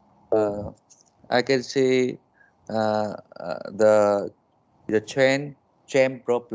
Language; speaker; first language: English; non-native, learner; Vietnamese